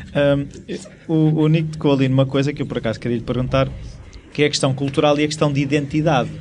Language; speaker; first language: Portuguese; native; Portuguese